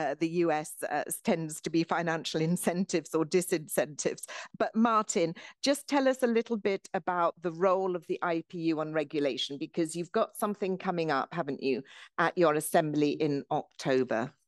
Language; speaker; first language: English; native; English